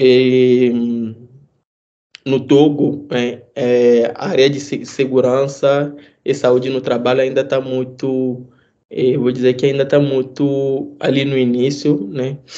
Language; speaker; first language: Portuguese; non-native, fluent; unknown